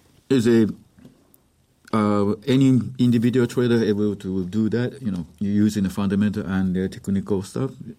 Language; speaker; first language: English; non-native, fluent; Japanese